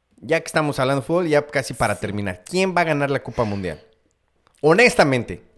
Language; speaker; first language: Spanish; native; Spanish